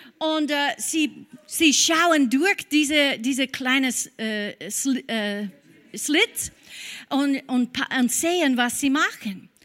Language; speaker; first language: German; non-native, fluent; English